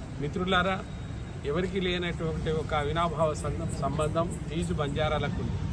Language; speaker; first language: Telugu; non-native, local second language; Lambadi